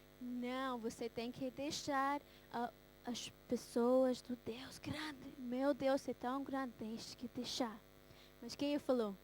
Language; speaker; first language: Portuguese; early bilingual, heritage; Portuguese